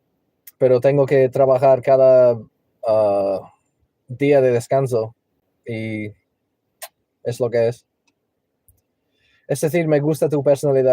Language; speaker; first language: Spanish; non-native, learner; English